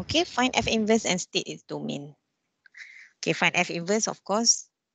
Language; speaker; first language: English; non-native, local second language; Malay